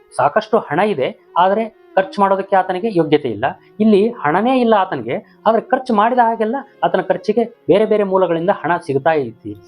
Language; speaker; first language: Kannada; native; Kannada